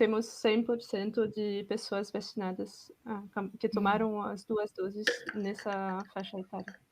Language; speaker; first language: Portuguese; non-native, fluent; French